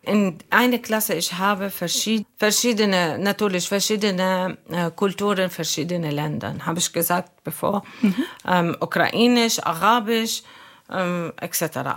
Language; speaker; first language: German; non-native, fluent; Arabic